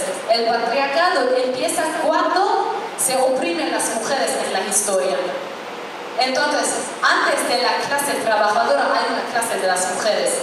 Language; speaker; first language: Spanish; non-native, fluent; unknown